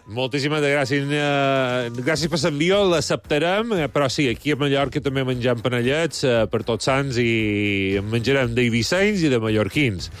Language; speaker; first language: Catalan; native; Catalan